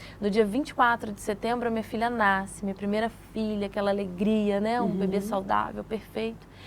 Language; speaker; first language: Portuguese; native; Portuguese